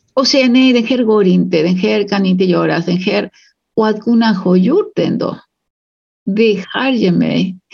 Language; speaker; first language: Swedish; non-native, fluent; Spanish